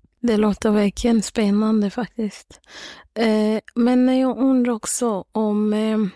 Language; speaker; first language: Swedish; non-native, learner; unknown